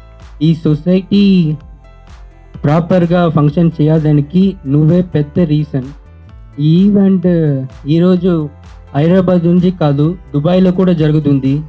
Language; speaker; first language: Telugu; non-native, learner; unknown